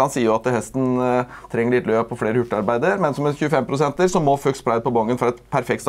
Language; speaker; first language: Norwegian; native; Norwegian